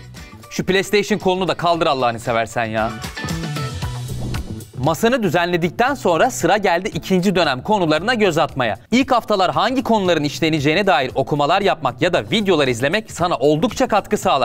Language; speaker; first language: Turkish; native; Turkish